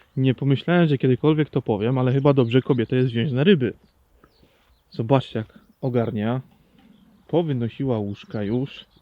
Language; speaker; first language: Polish; native; Polish